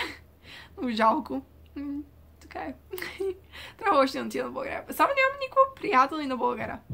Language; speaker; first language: Bulgarian; early bilingual, heritage; Bulgarian